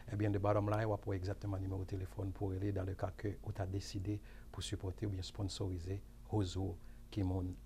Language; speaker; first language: French; non-native, local second language; Haitian Creole